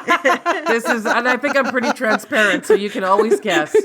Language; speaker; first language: English; native; English